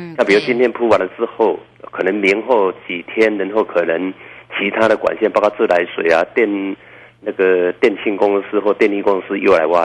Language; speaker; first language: Chinese; native; Chinese